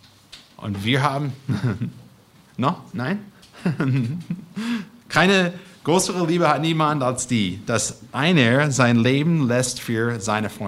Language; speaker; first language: German; non-native, fluent; English